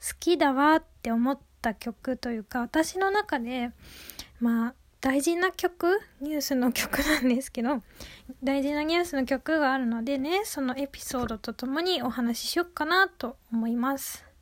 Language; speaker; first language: Japanese; native; Japanese